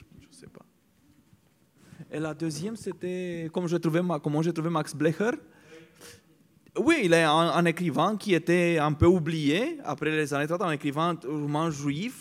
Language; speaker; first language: French; non-native, fluent; Romanian